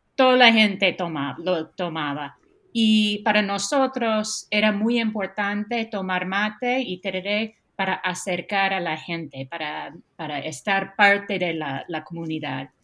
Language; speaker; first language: Spanish; non-native, fluent; English